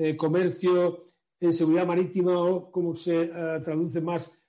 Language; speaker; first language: Spanish; native; Spanish